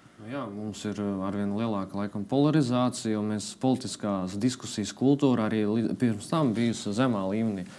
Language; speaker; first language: Latvian; non-native, local second language; Russian